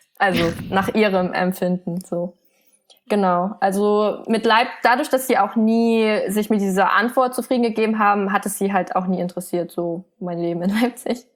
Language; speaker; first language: German; early bilingual, other home language; Vietnamese